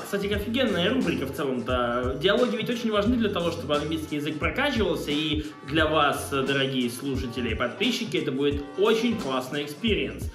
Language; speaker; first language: Russian; native; Russian